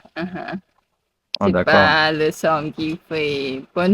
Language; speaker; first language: French; non-native, learner; Thai